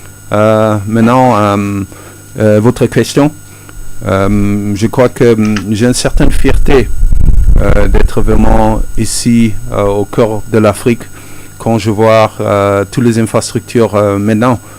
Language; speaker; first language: French; non-native, fluent; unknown